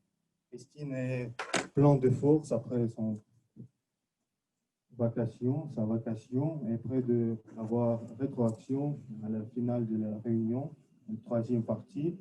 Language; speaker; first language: French; non-native, fluent; Russian